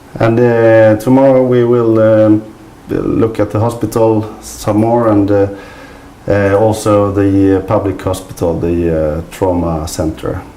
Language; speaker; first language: English; non-native, fluent; Swedish